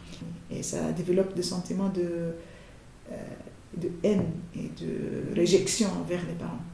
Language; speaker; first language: French; non-native, fluent; Arabic